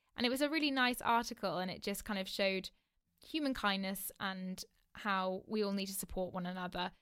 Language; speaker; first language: English; native; English